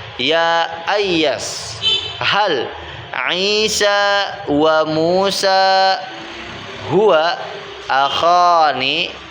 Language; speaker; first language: Arabic; non-native, fluent; Indonesian